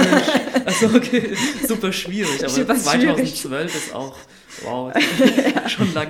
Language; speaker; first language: German; native; German